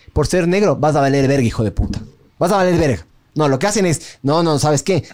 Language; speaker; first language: Spanish; native; Spanish